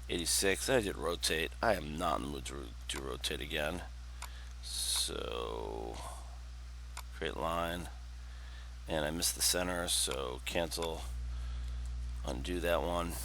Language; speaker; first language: English; native; English